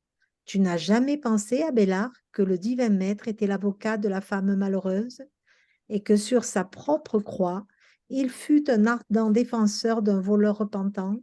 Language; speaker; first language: French; native; French